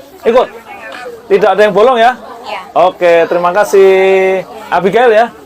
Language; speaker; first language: Indonesian; native; Indonesian